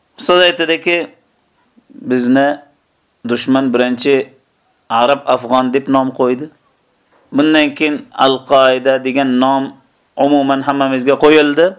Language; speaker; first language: Uzbek; native; Uzbek